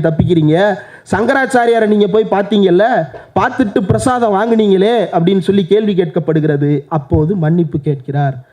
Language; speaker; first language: Tamil; native; Tamil